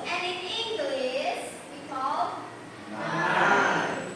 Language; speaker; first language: English; non-native, learner; Indonesian